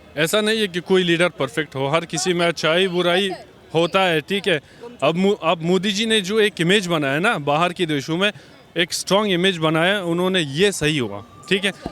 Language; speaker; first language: Hindi; non-native, fluent; Persian